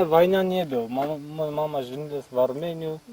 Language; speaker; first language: Russian; non-native, local second language; Armenian